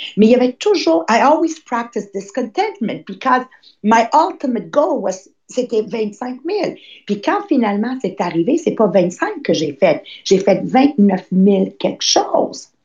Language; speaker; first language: French; native; French